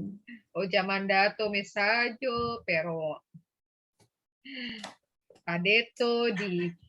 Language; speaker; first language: Italian; non-native, learner; Indonesian